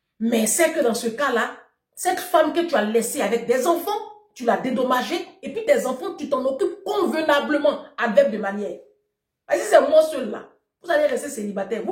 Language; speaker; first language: French; native; French